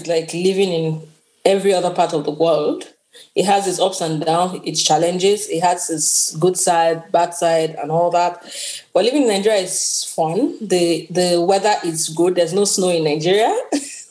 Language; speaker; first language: English; non-native, local second language; Yoruba